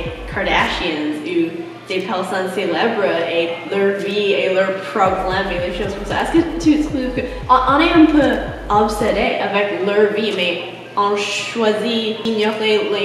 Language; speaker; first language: French; non-native, learner; English